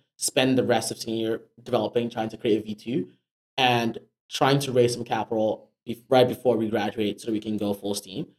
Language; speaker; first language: English; non-native, local second language; Yoruba